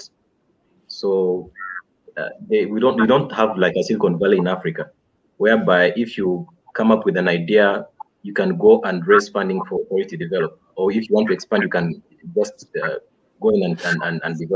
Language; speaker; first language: English; non-native, local second language; Kinyarwanda